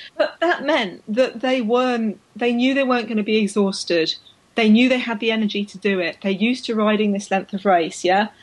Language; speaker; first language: English; native; English